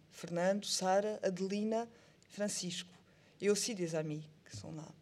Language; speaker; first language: French; non-native, learner; Portuguese